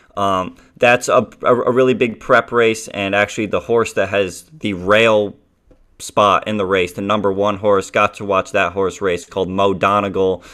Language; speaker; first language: English; native; English